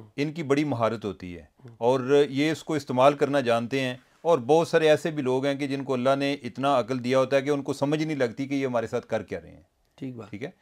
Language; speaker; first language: Urdu; non-native, local second language; Punjabi